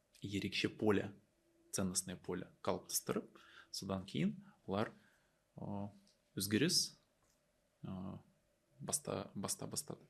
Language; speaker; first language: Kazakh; non-native, learner; Russian